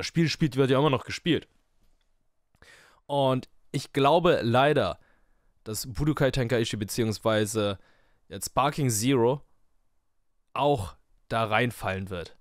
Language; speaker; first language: German; native; German